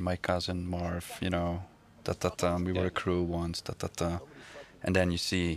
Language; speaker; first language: English; non-native, fluent; Dutch